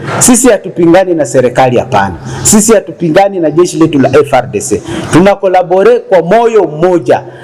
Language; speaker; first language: Swahili; native; Swahili